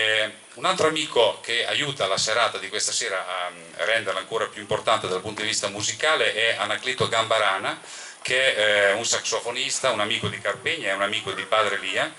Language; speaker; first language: Italian; native; Italian